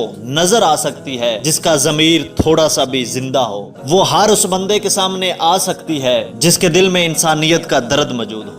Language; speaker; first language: Urdu; native; Urdu